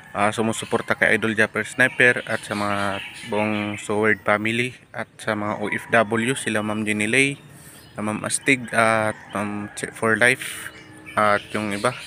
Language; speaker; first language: Filipino; non-native, local second language; Masbatenyo